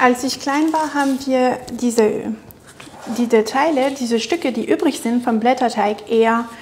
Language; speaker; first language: German; non-native, fluent; French